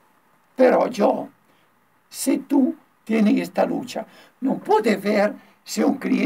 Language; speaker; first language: Spanish; non-native, learner; Italian